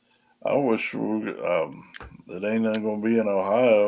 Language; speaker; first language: English; native; English